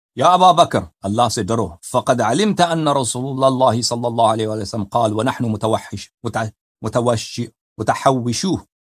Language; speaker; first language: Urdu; non-native, fluent; Persian